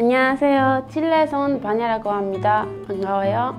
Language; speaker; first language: Korean; non-native, learner; Spanish